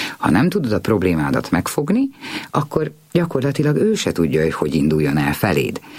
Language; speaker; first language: Hungarian; native; Hungarian